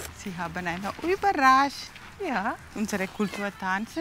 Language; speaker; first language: German; non-native, learner; Tamil